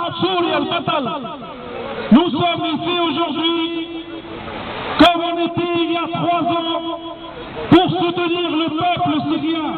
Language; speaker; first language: French; non-native, fluent; Arabic